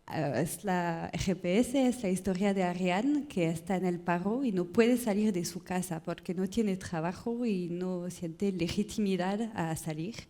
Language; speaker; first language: Spanish; non-native, learner; French